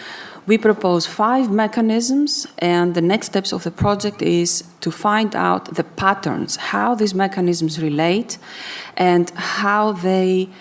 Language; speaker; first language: English; non-native, fluent; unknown